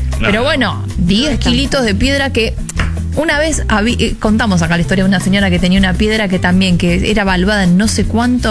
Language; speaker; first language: Spanish; native; Spanish